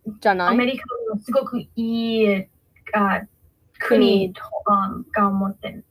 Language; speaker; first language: Japanese; non-native, learner; English